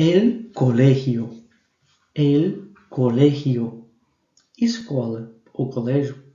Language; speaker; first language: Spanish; non-native, fluent; Portuguese